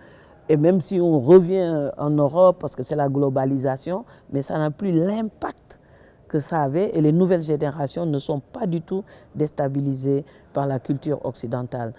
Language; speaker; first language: French; non-native, local second language; Wolof